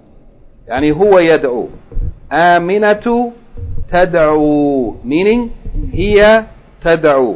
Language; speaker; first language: Arabic; non-native, fluent; English